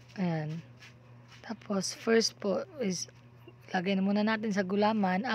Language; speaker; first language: Filipino; non-native, local second language; Cebuano